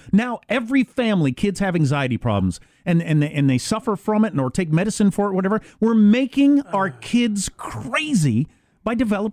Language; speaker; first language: English; native; English